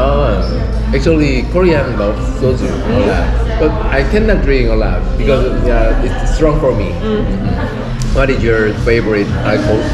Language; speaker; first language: English; non-native, learner; Korean